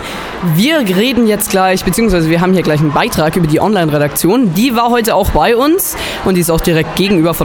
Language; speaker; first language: German; native; German